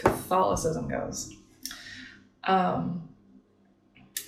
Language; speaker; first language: English; native; English